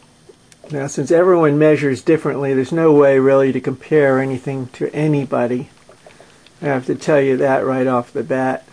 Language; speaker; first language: English; native; English